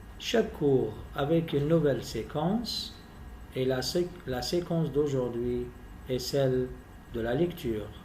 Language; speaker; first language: French; non-native, fluent; Arabic